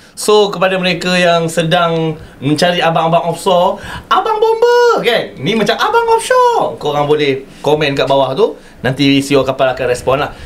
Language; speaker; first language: Malay; native; Malay